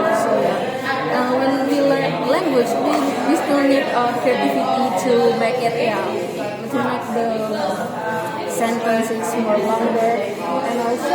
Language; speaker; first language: English; non-native, learner; Indonesian